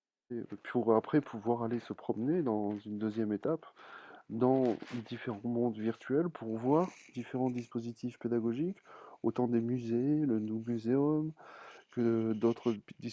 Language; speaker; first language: French; native; French